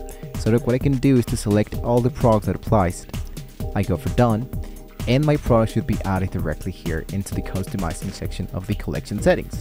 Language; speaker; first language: English; non-native, fluent; Spanish